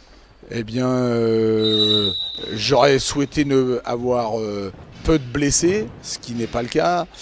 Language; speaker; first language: French; native; French